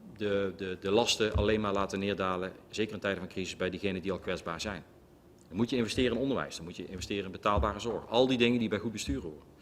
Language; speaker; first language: Dutch; native; Dutch